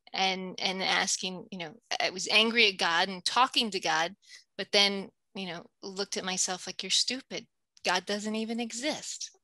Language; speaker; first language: English; native; English